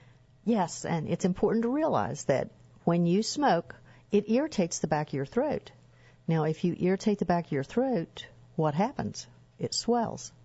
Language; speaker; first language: English; native; English